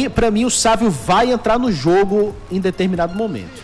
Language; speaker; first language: Portuguese; native; Portuguese